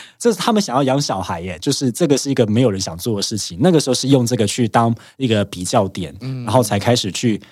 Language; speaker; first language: Chinese; native; Chinese